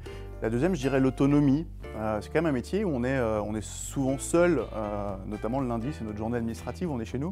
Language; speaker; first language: French; native; French